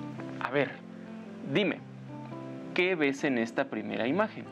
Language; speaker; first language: Spanish; native; Spanish